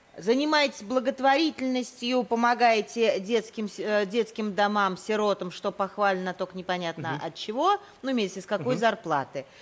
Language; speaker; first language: Russian; native; Russian